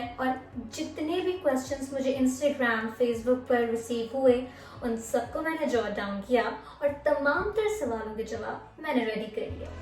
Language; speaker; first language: Urdu; native; Urdu